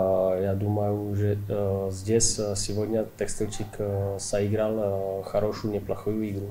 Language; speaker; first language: Russian; non-native, fluent; Czech